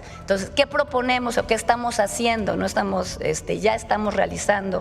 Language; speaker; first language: Spanish; native; Spanish